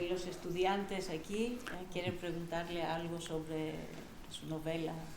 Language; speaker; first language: Spanish; non-native, fluent; Greek